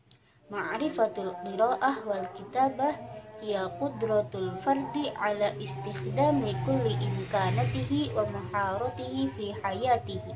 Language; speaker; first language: Arabic; non-native, learner; Indonesian